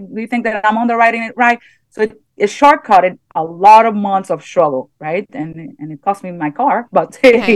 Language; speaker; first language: English; non-native, fluent; Portuguese